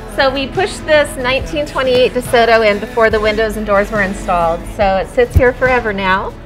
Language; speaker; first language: English; native; English